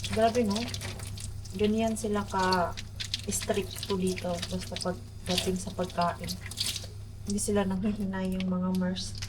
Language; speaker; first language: Filipino; non-native, local second language; Cebuano